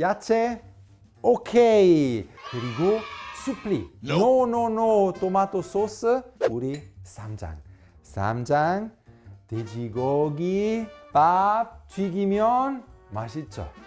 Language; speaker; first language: Korean; non-native, fluent; Italian